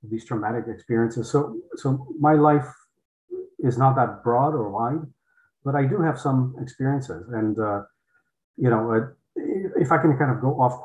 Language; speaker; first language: English; non-native, fluent; Polish